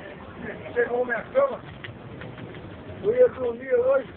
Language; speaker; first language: Portuguese; native; Portuguese